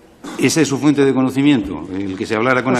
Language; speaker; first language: Spanish; native; Spanish